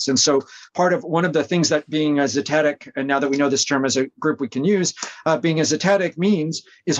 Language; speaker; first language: English; native; English